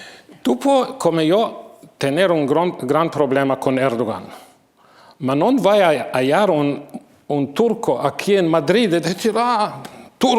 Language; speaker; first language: Spanish; non-native, fluent; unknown